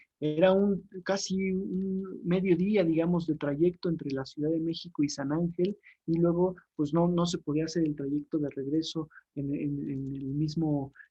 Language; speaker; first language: Spanish; native; Spanish